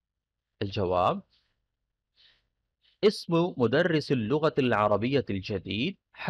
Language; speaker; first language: Arabic; non-native, fluent; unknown